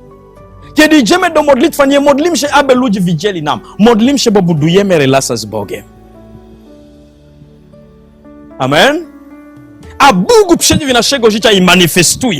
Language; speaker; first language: Polish; non-native, learner; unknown